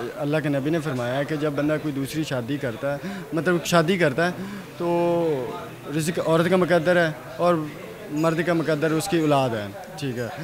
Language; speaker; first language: Urdu; non-native, local second language; Punjabi